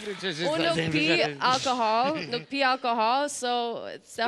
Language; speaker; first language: Albanian; early bilingual, heritage; Albanian